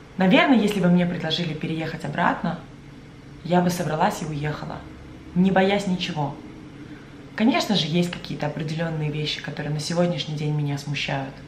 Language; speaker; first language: Russian; native; Russian